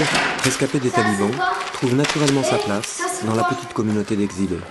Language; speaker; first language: French; native; French